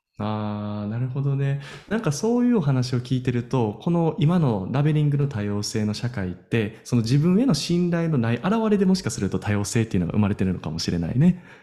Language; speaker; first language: Japanese; native; Japanese